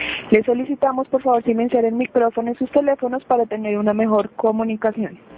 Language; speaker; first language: Spanish; native; Spanish